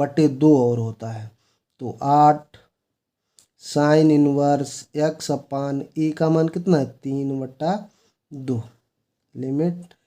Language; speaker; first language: Hindi; native; Hindi